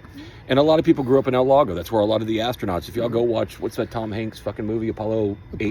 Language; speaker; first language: English; native; English